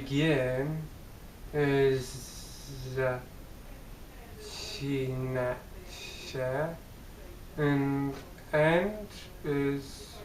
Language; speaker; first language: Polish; early bilingual, heritage; English